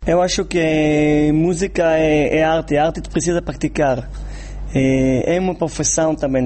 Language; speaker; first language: Portuguese; non-native, fluent; Hebrew